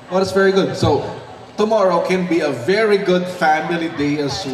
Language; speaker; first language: English; non-native, local second language; Filipino